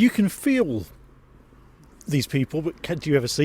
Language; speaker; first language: English; native; English